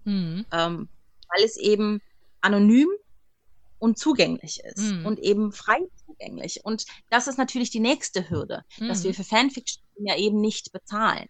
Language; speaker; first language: German; native; German